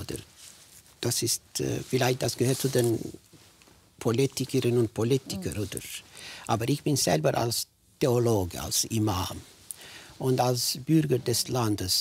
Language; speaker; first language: German; non-native, fluent; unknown